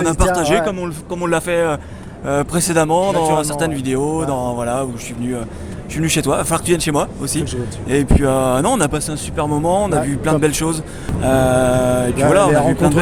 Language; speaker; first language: French; native; French